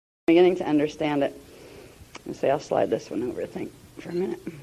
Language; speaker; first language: English; native; English